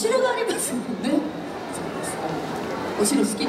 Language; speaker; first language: Japanese; native; Japanese